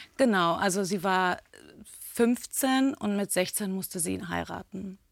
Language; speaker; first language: German; early bilingual, other home language; Turkish